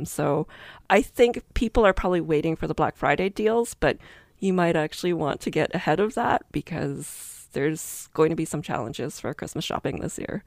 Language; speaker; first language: English; native; English